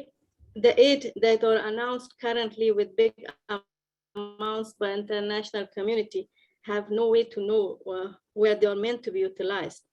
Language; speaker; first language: English; non-native, fluent; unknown